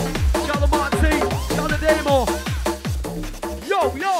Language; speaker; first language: English; native; English